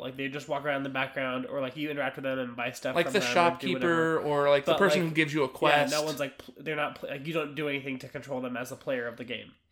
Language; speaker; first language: English; native; English